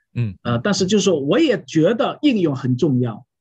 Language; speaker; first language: Chinese; native; Chinese